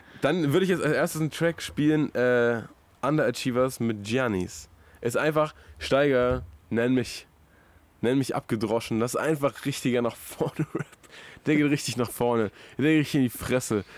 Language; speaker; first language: German; native; German